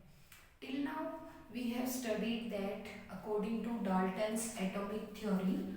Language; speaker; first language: English; non-native, local second language; Hindi